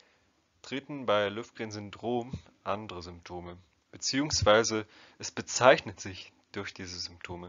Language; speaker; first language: German; non-native, fluent; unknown